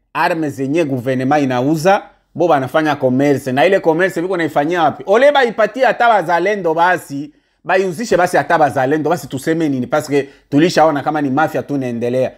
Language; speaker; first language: Swahili; native; Swahili